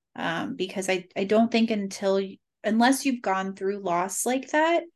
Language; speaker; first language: English; native; English